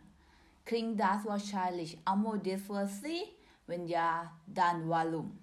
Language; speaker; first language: German; non-native, learner; Thai